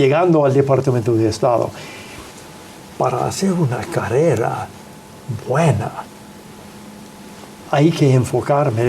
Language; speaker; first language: Spanish; non-native, fluent; English